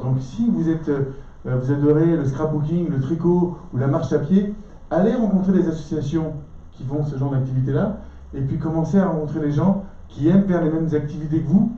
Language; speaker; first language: French; native; French